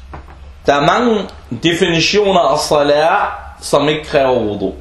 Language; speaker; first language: Danish; early bilingual, other home language; Arabic